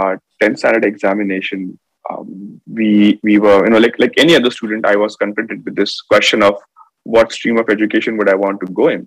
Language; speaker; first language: English; non-native, local second language; Marathi